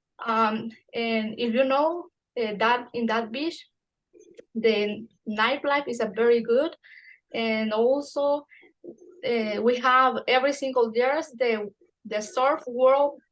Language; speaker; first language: English; non-native, fluent; Spanish